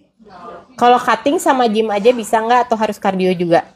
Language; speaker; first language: Indonesian; native; Indonesian